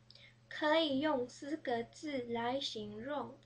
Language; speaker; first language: Chinese; early bilingual, heritage; Chinese